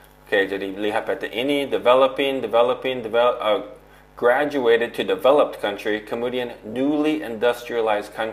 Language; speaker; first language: Indonesian; non-native, fluent; English